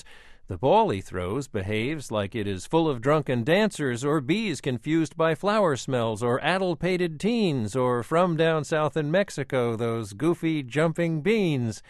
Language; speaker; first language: English; native; English